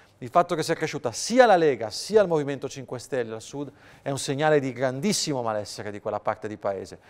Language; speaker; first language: Italian; native; Italian